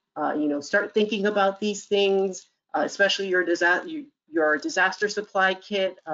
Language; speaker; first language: English; native; English